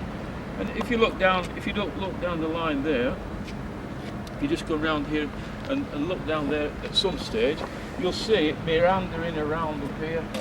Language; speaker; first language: English; native; English